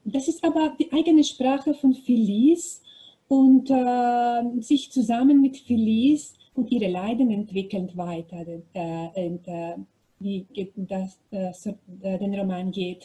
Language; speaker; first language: German; non-native, learner; Macedonian